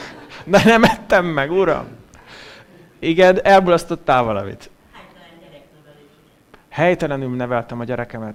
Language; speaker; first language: Hungarian; native; Hungarian